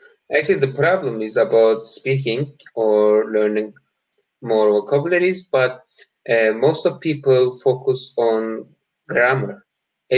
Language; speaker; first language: English; non-native, learner; Turkish